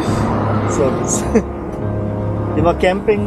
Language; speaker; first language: Japanese; non-native, learner; Hindi